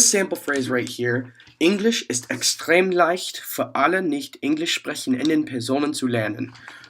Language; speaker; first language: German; non-native, learner; English